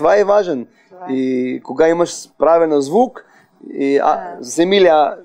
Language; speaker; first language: Bulgarian; non-native, learner; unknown